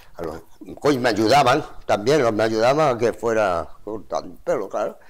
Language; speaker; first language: Spanish; native; Spanish